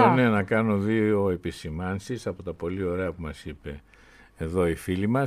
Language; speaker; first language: Greek; native; Greek